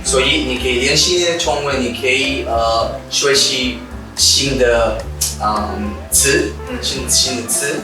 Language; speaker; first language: Chinese; non-native, learner; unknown